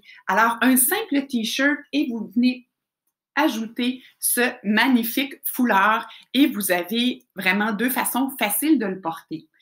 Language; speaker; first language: French; native; French